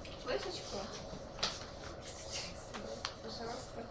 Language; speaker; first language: Russian; native; Russian